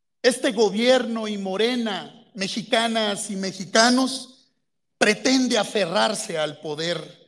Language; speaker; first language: Spanish; native; Spanish